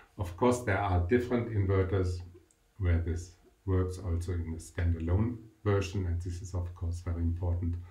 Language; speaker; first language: English; non-native, fluent; German